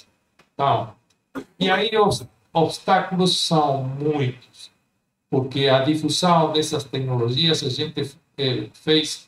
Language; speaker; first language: Portuguese; non-native, fluent; Spanish